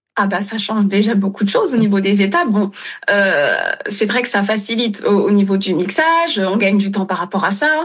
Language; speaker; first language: French; non-native, local second language; Wolof